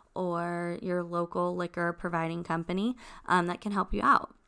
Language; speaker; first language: English; native; English